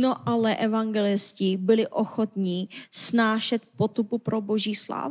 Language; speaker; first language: Czech; non-native, fluent; Korean